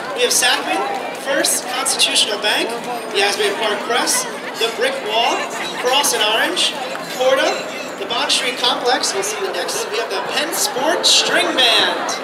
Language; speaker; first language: English; native; English